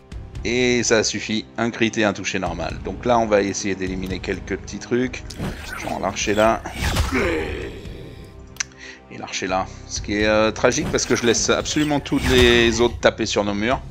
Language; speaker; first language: French; native; French